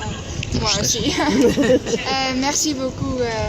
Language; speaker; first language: French; non-native, learner; Dutch